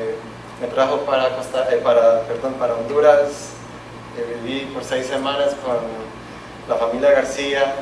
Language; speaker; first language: Spanish; non-native, fluent; English